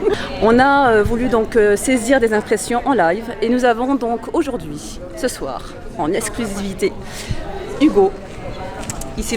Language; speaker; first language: French; native; French